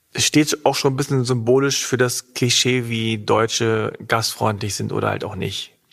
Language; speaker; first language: German; native; German